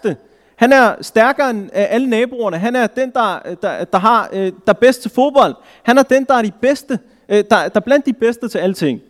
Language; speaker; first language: Danish; early bilingual, other home language; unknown